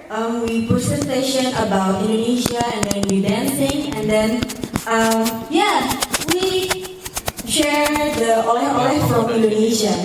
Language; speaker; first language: English; non-native, fluent; Indonesian